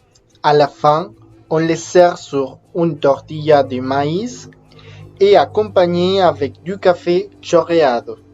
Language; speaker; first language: French; non-native, fluent; Spanish